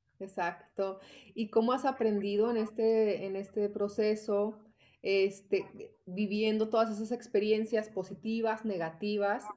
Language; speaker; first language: Spanish; native; Spanish